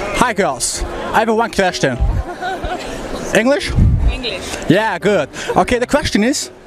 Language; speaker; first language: English; non-native, learner; Turkish